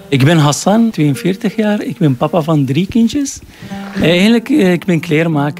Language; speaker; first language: Dutch; non-native, learner; Arabic